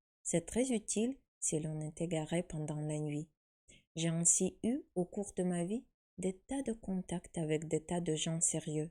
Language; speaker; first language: French; non-native, fluent; Ukrainian